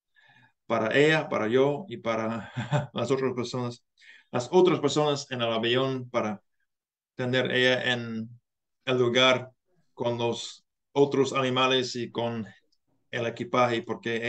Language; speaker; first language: Spanish; non-native, learner; English